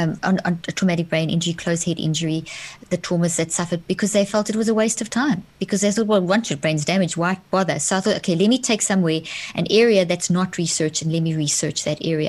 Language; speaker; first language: English; native; English